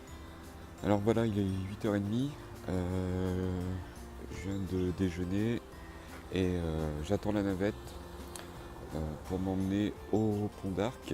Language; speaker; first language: French; native; French